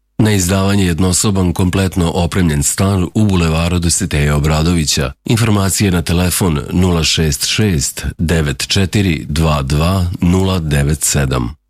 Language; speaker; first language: Serbian; native; Serbian